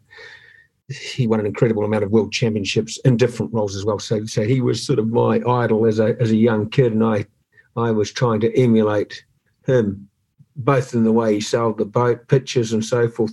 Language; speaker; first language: English; native; English